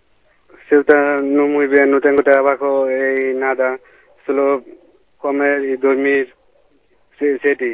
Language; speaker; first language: Spanish; non-native, learner; Bangla